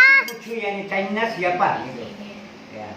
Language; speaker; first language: Indonesian; non-native, learner; Hindi